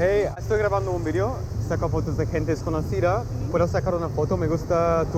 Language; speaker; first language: Spanish; non-native, fluent; English